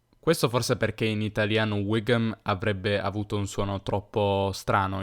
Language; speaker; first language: Italian; native; Italian